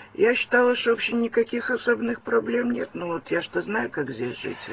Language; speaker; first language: Russian; early bilingual, heritage; Russian